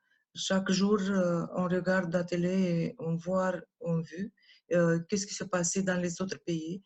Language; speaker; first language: French; non-native, learner; Romanian